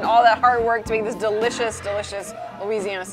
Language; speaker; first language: English; native; English